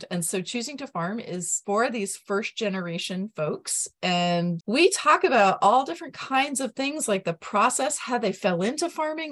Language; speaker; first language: English; native; English